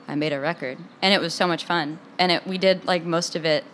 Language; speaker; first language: English; native; English